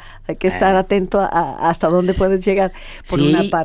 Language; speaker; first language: Spanish; native; Spanish